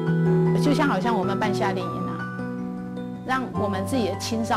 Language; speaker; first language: Chinese; native; Chinese